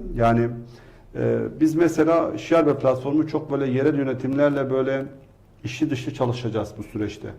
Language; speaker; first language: Turkish; non-native, local second language; Kurdish